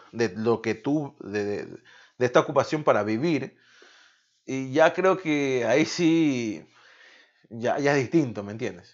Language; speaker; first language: Spanish; native; Spanish